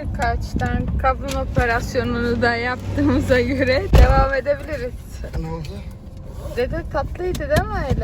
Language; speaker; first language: Turkish; early bilingual, heritage; Turkish